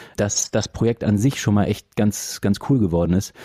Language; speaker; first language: German; native; German